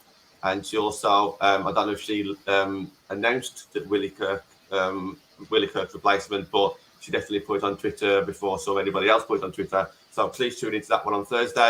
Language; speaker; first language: English; native; English